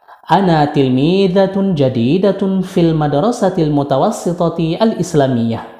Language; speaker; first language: Arabic; non-native, fluent; Indonesian